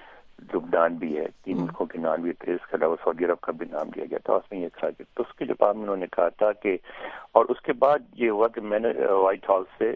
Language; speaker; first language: Urdu; native; Urdu